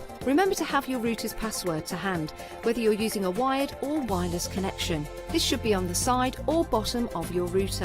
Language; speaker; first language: English; native; English